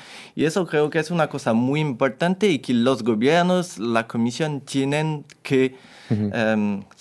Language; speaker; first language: Spanish; non-native, fluent; French